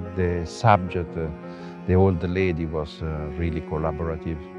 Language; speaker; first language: English; non-native, fluent; Italian